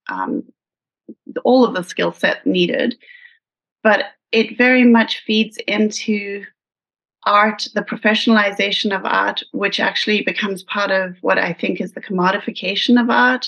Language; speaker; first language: English; native; English